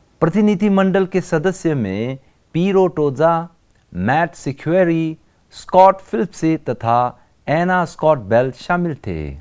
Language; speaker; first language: Hindi; non-native, local second language; Tibetan